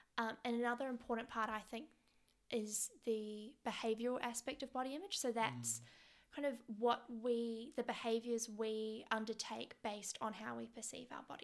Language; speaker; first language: English; native; English